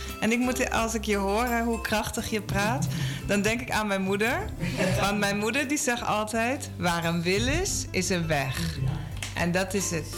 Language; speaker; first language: Dutch; non-native, fluent; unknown